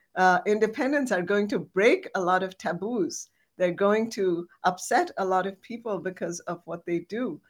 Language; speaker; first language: English; non-native, local second language; Bangla